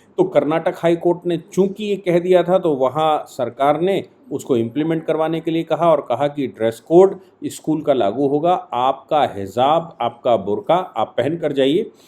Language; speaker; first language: Hindi; native; Hindi